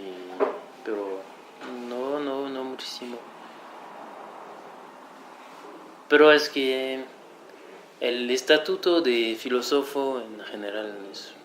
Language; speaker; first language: Spanish; non-native, fluent; French